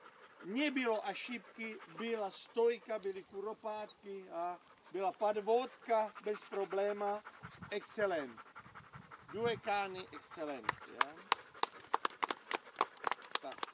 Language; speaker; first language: Russian; non-native, learner; Czech